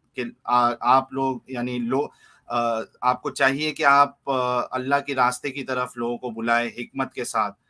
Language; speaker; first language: Hindi; native; Hindi